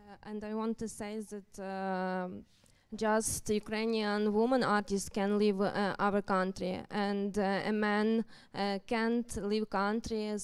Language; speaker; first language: English; non-native, learner; Ukrainian